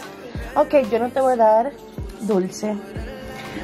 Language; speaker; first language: Spanish; early bilingual, heritage; Spanish